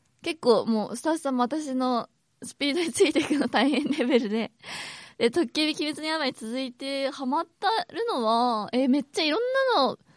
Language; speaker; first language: Japanese; native; Japanese